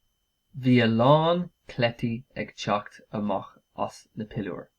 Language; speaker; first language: Irish; non-native, local second language; English